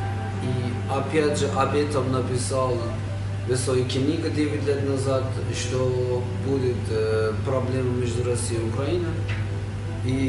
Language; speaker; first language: Russian; non-native, fluent; Persian